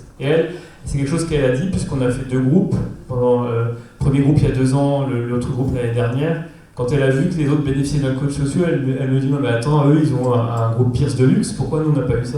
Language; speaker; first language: French; native; French